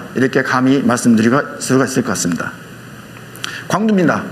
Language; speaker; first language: Korean; native; Korean